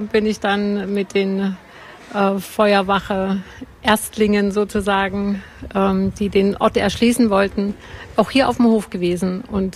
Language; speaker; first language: German; native; German